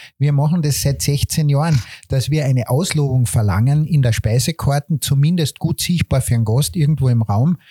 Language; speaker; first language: German; native; German